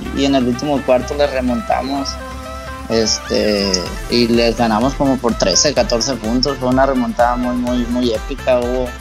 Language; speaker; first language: Spanish; native; Spanish